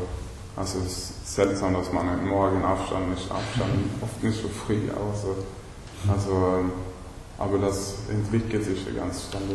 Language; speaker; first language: German; non-native, learner; Swedish